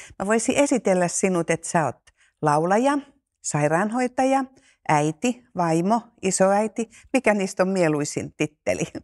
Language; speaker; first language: Finnish; native; Finnish